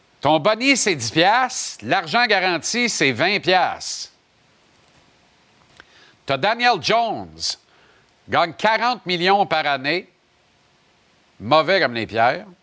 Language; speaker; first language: French; native; French